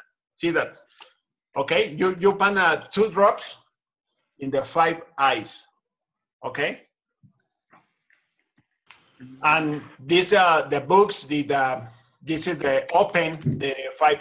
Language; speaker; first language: English; non-native, learner; Spanish